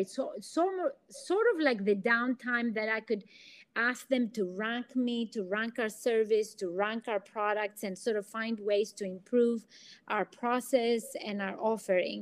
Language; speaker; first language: English; non-native, fluent; Greek